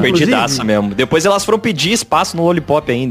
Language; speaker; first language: Portuguese; native; Portuguese